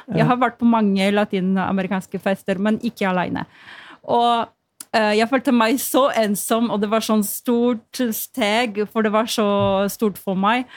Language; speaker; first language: Norwegian; non-native, fluent; Polish